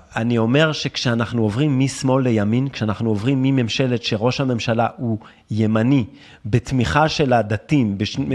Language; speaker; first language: Hebrew; non-native, fluent; French